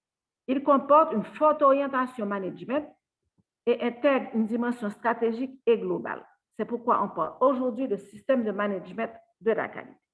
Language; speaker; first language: French; non-native, local second language; Haitian Creole